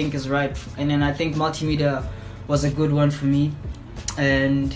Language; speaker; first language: English; non-native, local second language; Zulu